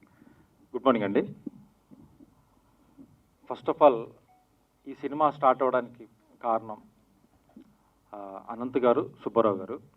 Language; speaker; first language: Telugu; native; Telugu